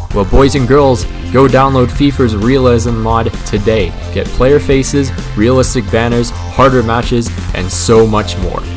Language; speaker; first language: English; native; English